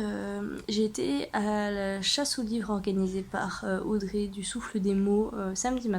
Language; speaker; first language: French; native; French